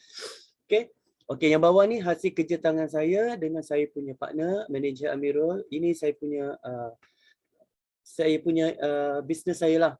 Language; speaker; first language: Malay; native; Malay